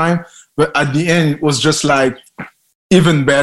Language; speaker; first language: English; non-native, fluent; French